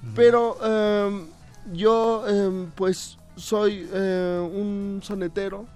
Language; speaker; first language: Spanish; native; Spanish